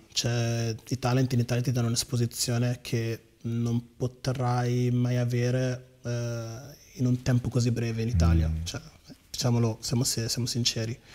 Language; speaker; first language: Italian; early bilingual, other home language; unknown